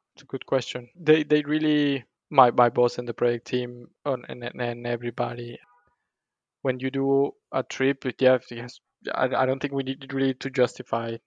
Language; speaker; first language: English; non-native, fluent; Spanish